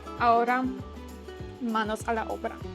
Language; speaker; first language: Spanish; non-native, learner; Polish